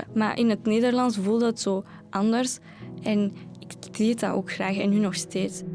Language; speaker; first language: Dutch; early bilingual, other home language; Romanian